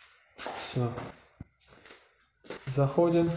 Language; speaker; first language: Russian; non-native, learner; Uzbek